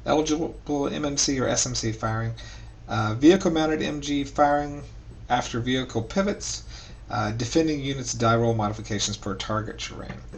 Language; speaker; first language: English; native; English